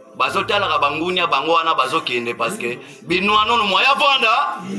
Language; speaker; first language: Lingala; non-native, local second language; Kongo